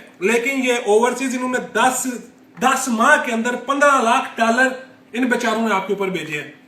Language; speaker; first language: Urdu; non-native, local second language; Punjabi